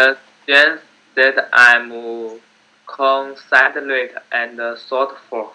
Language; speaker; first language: English; non-native, learner; Chinese